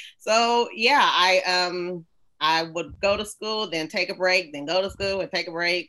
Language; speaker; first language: English; native; English